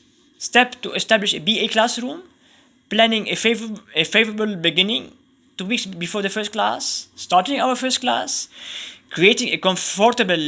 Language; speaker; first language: English; non-native, fluent; Arabic